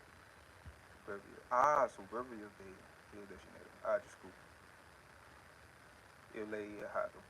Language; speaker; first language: Portuguese; non-native, fluent; English